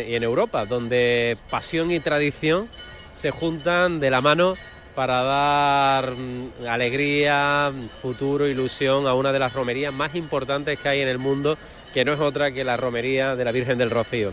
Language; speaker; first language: Spanish; native; Spanish